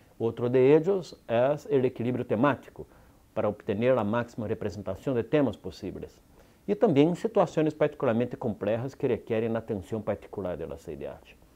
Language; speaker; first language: Portuguese; non-native, fluent; Spanish